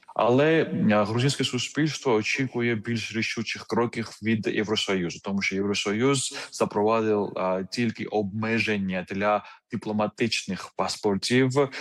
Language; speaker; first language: Ukrainian; non-native, fluent; Georgian